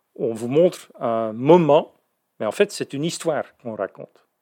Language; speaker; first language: French; native; French